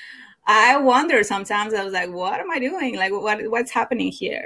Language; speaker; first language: English; non-native, fluent; Spanish